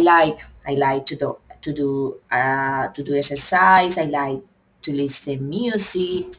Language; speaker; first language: English; non-native, learner; Spanish